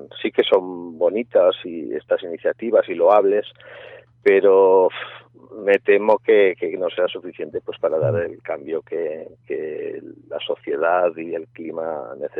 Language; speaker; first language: Spanish; native; Spanish